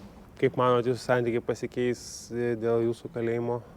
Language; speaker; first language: Lithuanian; native; Lithuanian